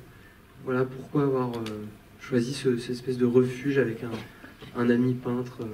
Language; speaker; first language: French; native; French